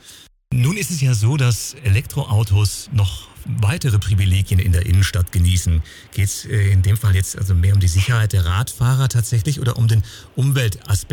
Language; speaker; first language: German; native; German